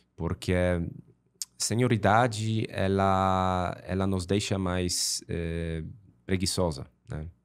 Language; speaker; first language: Portuguese; non-native, fluent; Polish